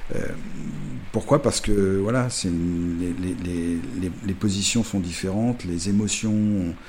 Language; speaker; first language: French; native; French